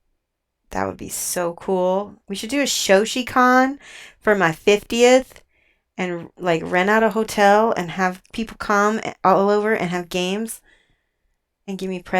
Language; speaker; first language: English; native; English